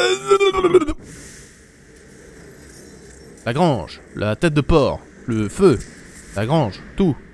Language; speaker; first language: French; native; French